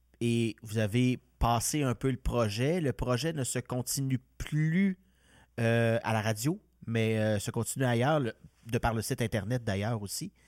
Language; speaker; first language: French; native; French